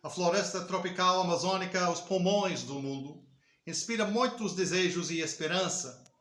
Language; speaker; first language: Portuguese; non-native, learner; English